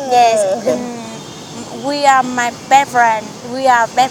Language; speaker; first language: English; non-native, learner; Vietnamese